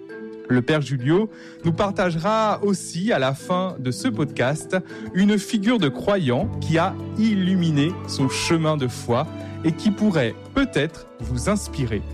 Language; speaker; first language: French; native; French